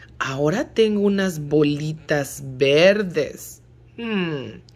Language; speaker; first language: Spanish; early bilingual, heritage; Spanish